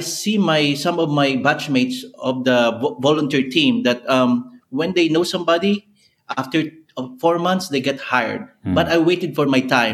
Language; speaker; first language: English; non-native, local second language; Bikol